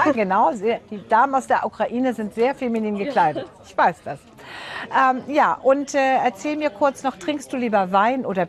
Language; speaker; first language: German; native; German